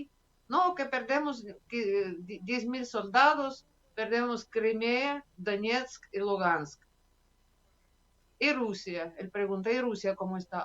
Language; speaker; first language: Spanish; non-native, fluent; Russian